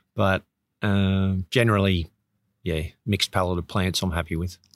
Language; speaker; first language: English; native; English